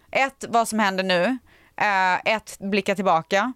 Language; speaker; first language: Swedish; native; Swedish